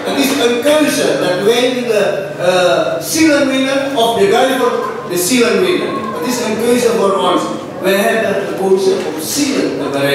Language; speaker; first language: Dutch; non-native, fluent; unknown